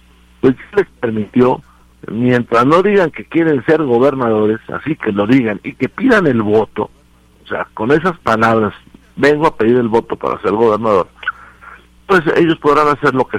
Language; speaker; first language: Spanish; native; Spanish